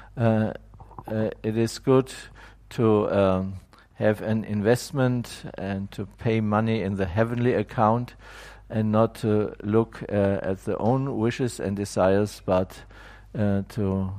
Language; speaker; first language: English; non-native, fluent; German